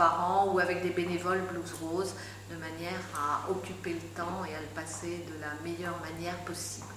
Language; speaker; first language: French; native; French